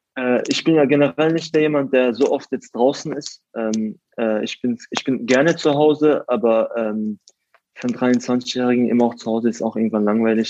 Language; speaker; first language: German; native; German